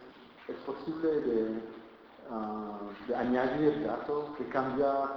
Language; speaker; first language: Spanish; non-native, fluent; French